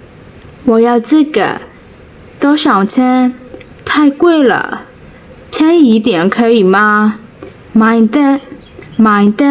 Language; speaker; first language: Chinese; non-native, learner; Burmese